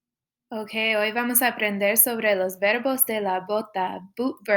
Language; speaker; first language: Spanish; non-native, fluent; English